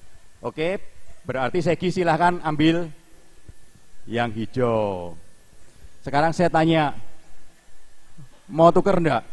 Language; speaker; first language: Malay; non-native, local second language; Javanese